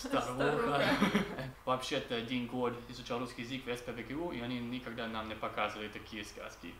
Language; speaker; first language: Russian; non-native, learner; English